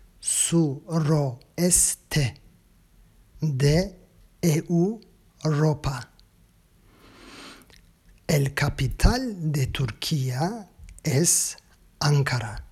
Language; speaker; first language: Spanish; non-native, learner; Turkish